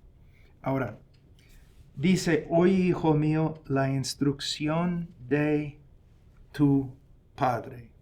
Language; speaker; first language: Spanish; non-native, fluent; English